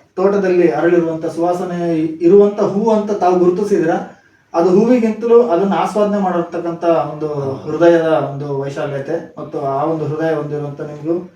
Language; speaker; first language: Kannada; native; Kannada